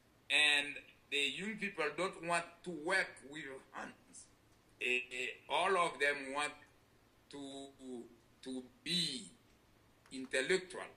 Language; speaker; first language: English; non-native, learner; Haitian Creole